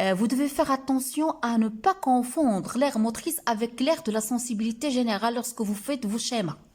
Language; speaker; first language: French; non-native, local second language; Arabic